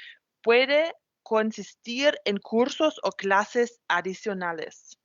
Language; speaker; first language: Spanish; non-native, fluent; German